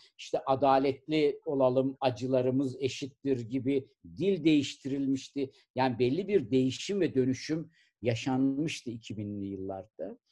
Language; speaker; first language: Turkish; native; Turkish